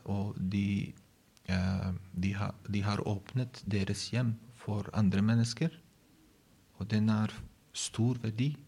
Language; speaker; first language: Norwegian; non-native, fluent; Bosnian